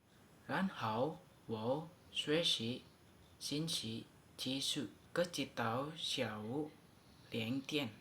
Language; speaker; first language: Chinese; non-native, learner; Indonesian